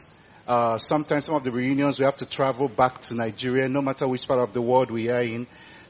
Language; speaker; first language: English; non-native, local second language; Igbo